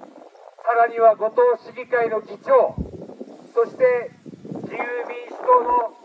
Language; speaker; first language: Japanese; native; Japanese